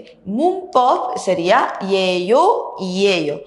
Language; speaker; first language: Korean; non-native, fluent; Spanish